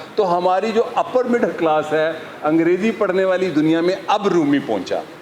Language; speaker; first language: Urdu; native; Urdu